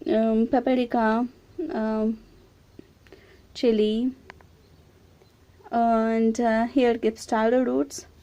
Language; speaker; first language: German; non-native, learner; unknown